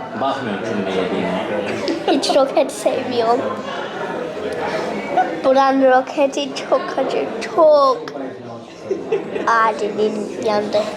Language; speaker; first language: Turkish; early bilingual, heritage; Turkish